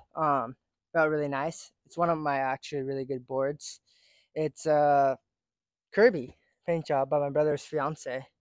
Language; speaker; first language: English; early bilingual, other home language; Japanese